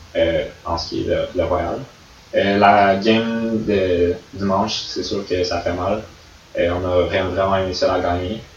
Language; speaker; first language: French; native; French